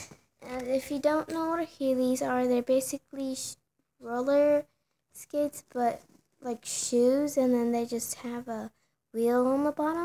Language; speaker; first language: English; native; English